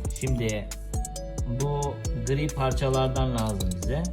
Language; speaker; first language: Turkish; native; Turkish